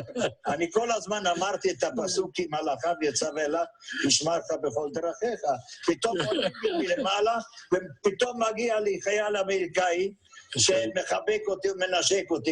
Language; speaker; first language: Hebrew; non-native, fluent; Yiddish